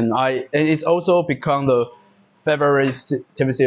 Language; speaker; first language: English; non-native, learner; Chinese